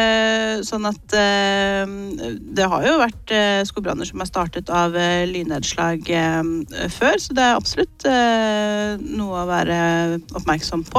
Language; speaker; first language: Norwegian; native; Norwegian